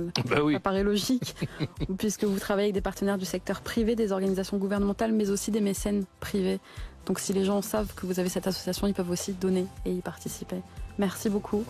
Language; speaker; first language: French; native; French